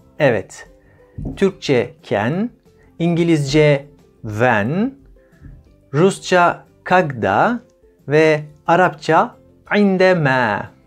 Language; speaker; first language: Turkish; native; Turkish